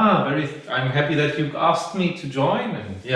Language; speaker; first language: English; non-native, fluent; German